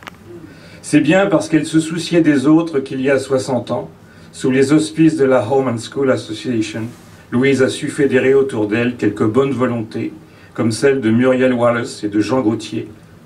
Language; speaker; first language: French; native; French